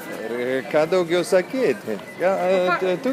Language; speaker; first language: Lithuanian; non-native, learner; Italian